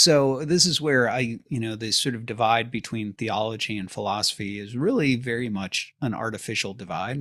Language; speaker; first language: English; native; English